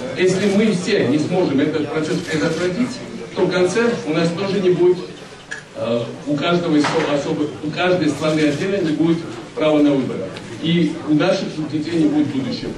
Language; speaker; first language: Russian; non-native, local second language; Georgian